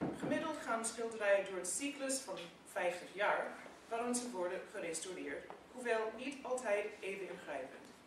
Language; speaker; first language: Dutch; non-native, fluent; English